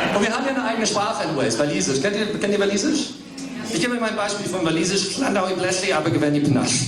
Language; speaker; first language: German; early bilingual, other home language; English